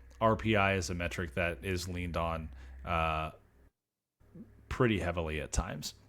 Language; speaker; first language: English; native; English